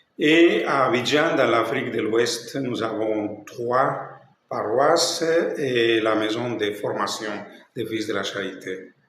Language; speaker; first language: French; non-native, fluent; Spanish